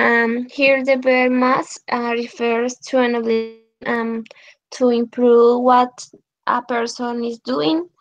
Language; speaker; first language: English; non-native, learner; Spanish